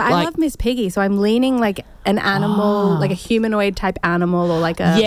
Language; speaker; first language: English; native; English